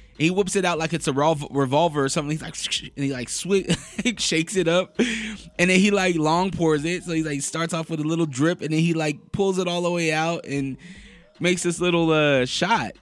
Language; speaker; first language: English; native; English